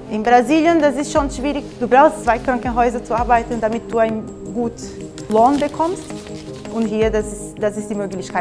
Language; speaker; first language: German; non-native, fluent; Portuguese